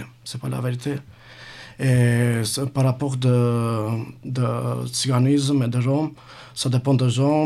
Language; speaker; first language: French; non-native, learner; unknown